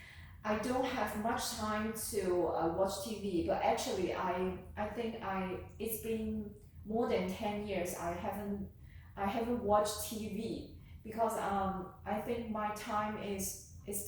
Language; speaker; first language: English; non-native, learner; Chinese